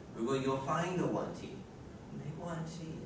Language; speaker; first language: Chinese; non-native, learner; English